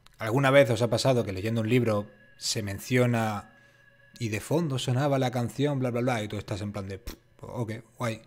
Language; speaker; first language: Spanish; native; Spanish